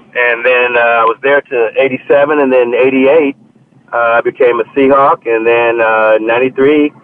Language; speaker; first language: English; native; English